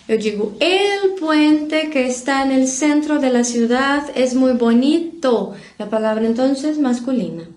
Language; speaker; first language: Spanish; non-native, fluent; Portuguese